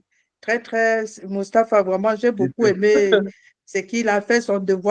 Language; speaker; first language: French; non-native, fluent; German